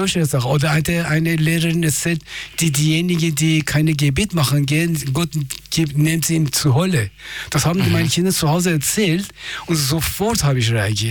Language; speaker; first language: German; non-native, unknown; Persian